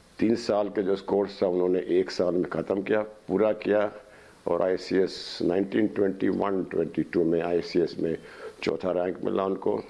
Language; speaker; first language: Hindi; non-native, local second language; Bangla